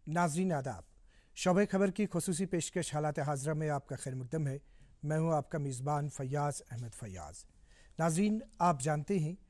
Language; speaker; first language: Hindi; non-native, local second language; Kashmiri